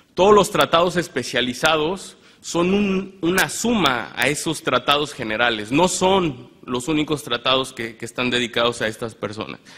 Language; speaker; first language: Spanish; native; Spanish